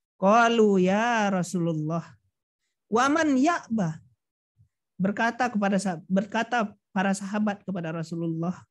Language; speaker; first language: Indonesian; non-native, local second language; Minangkabau